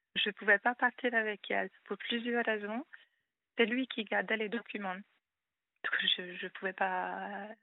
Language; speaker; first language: French; non-native, fluent; Hungarian